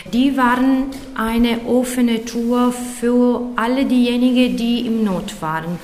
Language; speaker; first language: German; non-native, fluent; Italian